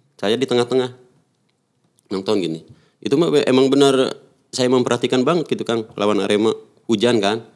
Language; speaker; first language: Indonesian; native; Indonesian